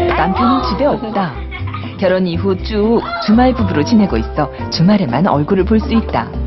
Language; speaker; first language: Korean; native; Korean